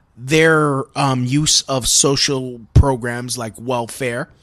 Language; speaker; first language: English; native; English